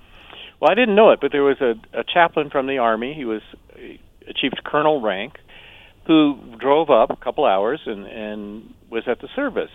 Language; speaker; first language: English; native; English